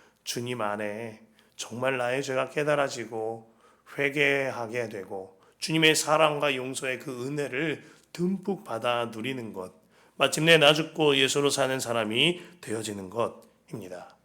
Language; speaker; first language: Korean; native; Korean